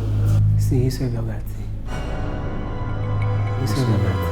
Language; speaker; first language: Portuguese; non-native, local second language; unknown